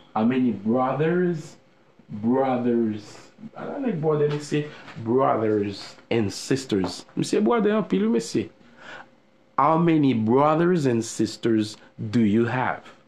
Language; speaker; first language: English; non-native, fluent; Haitian Creole